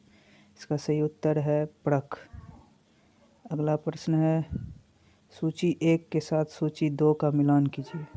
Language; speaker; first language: Hindi; native; Hindi